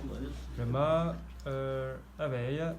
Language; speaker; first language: French; non-native, learner; Arabic